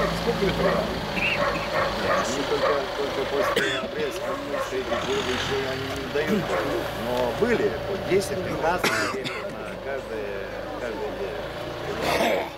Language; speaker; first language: Russian; non-native, local second language; Romanian